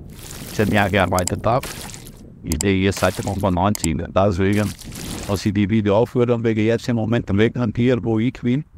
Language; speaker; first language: German; non-native, learner; Portuguese